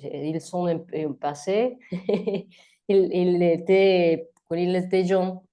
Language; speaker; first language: French; non-native, learner; Spanish